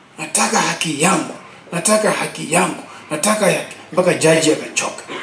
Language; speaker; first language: Swahili; non-native, local second language; Luo (Kenya and Tanzania)